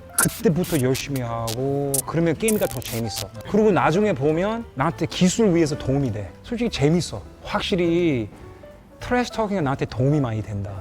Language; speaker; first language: Korean; non-native, fluent; English